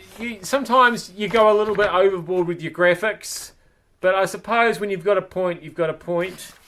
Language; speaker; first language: English; native; English